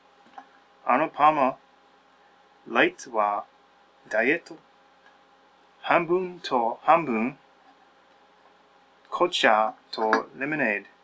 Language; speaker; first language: Japanese; non-native, learner; English